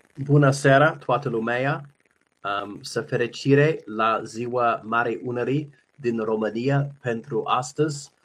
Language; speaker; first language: Romanian; non-native, learner; English